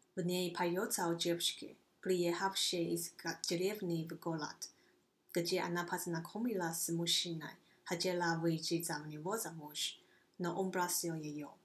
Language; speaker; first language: Russian; non-native, fluent; Chinese